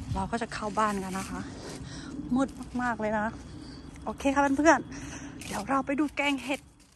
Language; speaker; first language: Thai; early bilingual, heritage; Thai